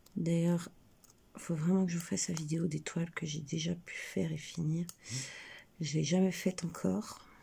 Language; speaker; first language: French; native; French